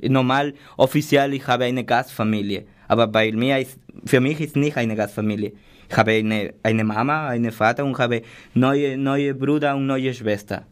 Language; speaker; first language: German; non-native, learner; Spanish